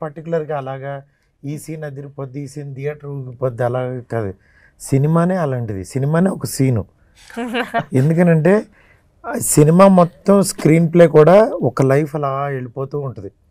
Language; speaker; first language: Telugu; native; Telugu